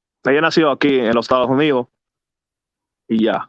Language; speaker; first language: Spanish; early bilingual, heritage; English